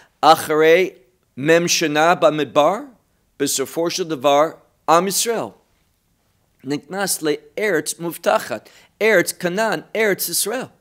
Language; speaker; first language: Hebrew; non-native, fluent; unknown